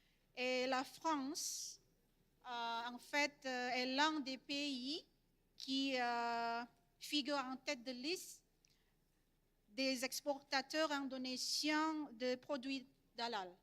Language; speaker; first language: French; non-native, fluent; Indonesian